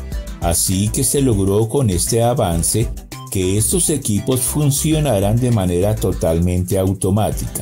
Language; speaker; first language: Spanish; native; Spanish